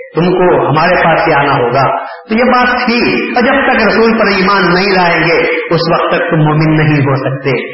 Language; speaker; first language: Urdu; native; Urdu